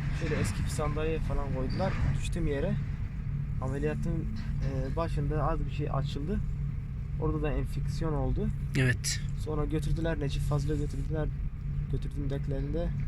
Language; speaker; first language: Turkish; non-native, local second language; Arabic